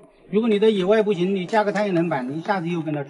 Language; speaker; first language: Chinese; native; Chinese